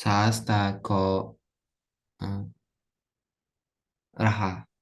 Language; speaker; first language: Finnish; non-native, learner; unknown